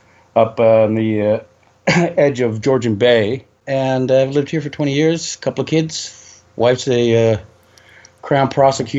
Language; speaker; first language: English; native; English